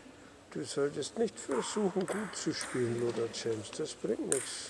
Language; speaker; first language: German; native; German